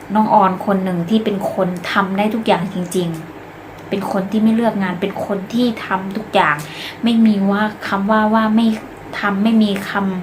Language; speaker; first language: Thai; native; Thai